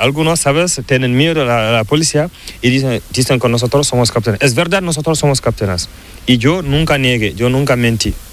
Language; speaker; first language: Spanish; non-native, learner; Fula